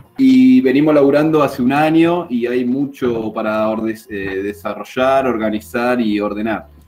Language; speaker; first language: Spanish; native; Spanish